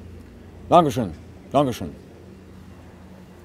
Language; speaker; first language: German; non-native, learner; Slovenian